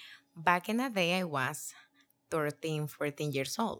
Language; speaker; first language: English; non-native, learner; Spanish